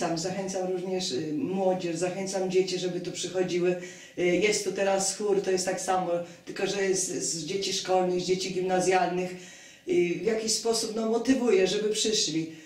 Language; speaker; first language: Polish; non-native, local second language; Kashubian